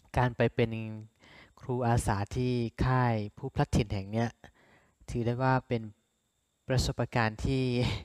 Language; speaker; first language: Thai; non-native, local second language; S'gaw Karen